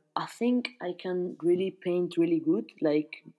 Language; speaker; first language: English; non-native, fluent; Spanish